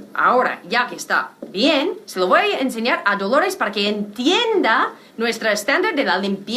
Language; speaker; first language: Spanish; native; Spanish